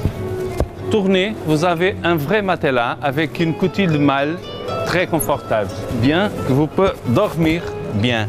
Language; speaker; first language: French; non-native, learner; Portuguese